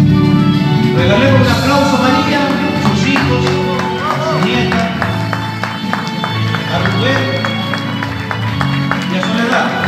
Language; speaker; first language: Spanish; native; Spanish